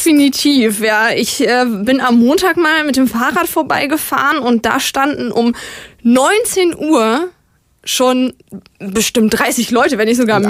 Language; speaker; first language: German; native; German